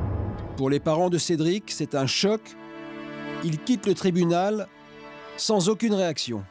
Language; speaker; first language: French; native; French